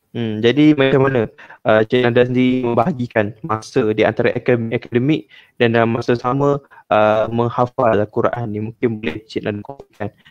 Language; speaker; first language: Malay; native; Malay